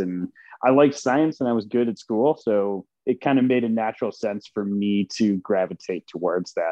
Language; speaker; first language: English; early bilingual, other home language; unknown